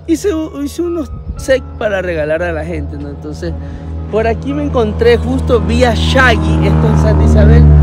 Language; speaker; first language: Spanish; native; Spanish